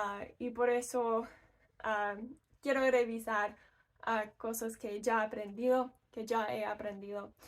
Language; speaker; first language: Spanish; non-native, learner; English